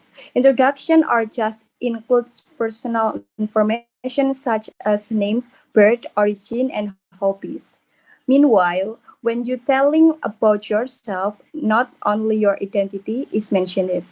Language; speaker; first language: English; non-native, learner; Indonesian